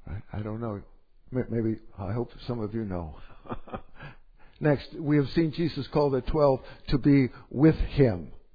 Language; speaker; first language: English; native; English